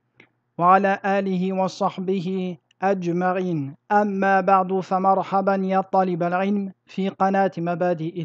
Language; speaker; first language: Arabic; non-native, fluent; French